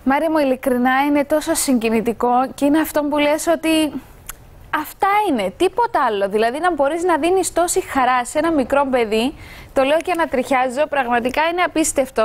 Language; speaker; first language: Greek; native; Greek